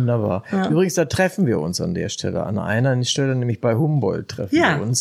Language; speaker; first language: German; native; German